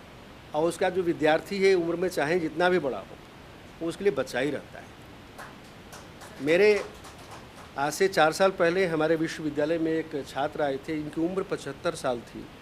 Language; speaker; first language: Hindi; native; Hindi